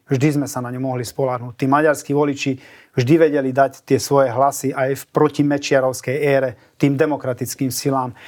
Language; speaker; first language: Slovak; non-native, local second language; Hungarian